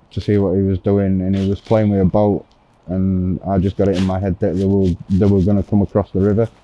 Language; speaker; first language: English; native; English